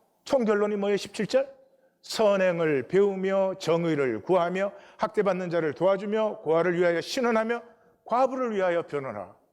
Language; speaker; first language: Korean; native; Korean